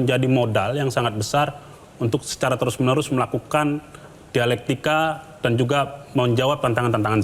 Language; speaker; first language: Indonesian; native; Indonesian